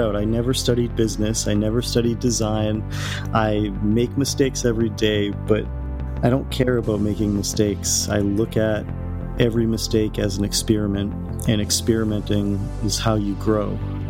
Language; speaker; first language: English; native; English